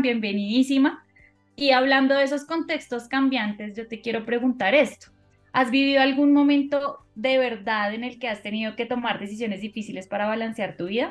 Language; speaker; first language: Spanish; native; Spanish